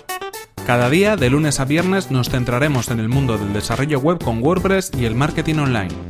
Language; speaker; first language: Spanish; native; Spanish